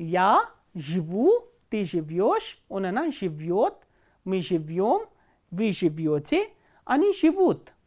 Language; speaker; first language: Russian; non-native, fluent; Hindi